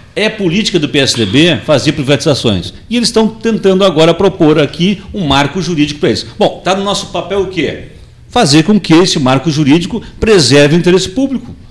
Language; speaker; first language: Portuguese; native; Portuguese